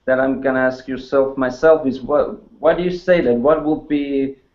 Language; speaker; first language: English; non-native, fluent; Estonian